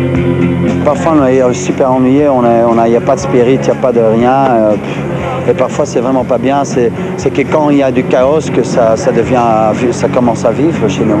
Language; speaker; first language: French; non-native, local second language; Dutch